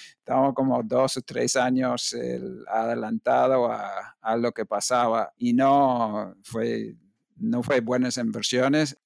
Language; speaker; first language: Spanish; non-native, fluent; English